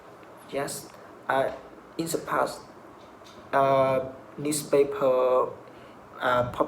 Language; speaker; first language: English; non-native, learner; Vietnamese